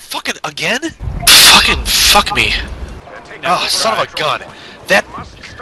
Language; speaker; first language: English; native; English